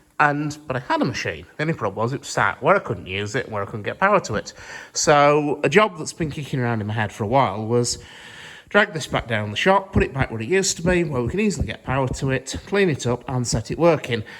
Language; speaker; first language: English; native; English